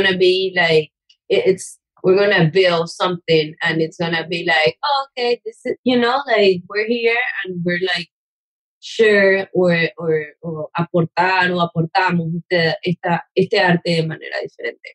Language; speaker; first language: English; non-native, fluent; Spanish